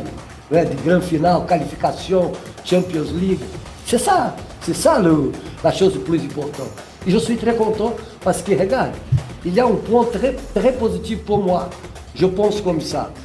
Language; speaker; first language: French; non-native, fluent; Portuguese